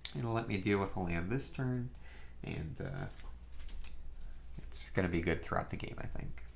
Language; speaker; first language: English; native; English